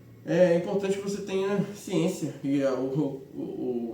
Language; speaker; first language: Portuguese; native; Portuguese